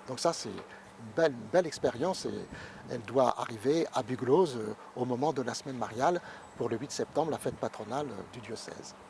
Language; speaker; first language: French; native; French